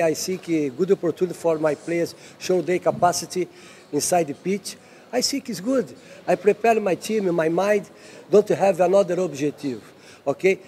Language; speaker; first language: English; non-native, learner; Portuguese